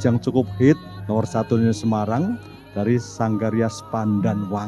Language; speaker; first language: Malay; non-native, local second language; Javanese